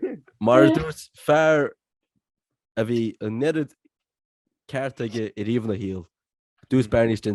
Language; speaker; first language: Irish; non-native, local second language; English